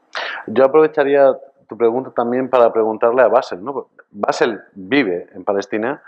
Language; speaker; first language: Spanish; native; Spanish